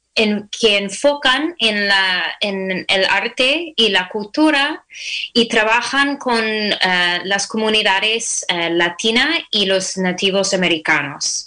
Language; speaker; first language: Spanish; non-native, fluent; English